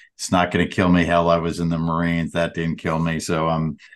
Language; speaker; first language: English; native; English